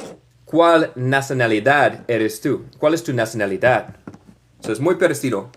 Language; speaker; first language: Spanish; non-native, learner; English